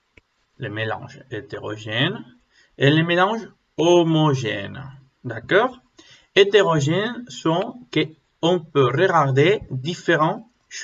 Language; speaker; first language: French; non-native, learner; Spanish